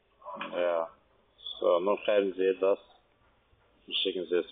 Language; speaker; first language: German; non-native, fluent; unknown